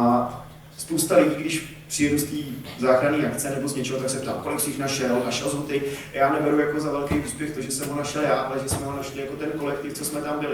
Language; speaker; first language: Czech; native; Czech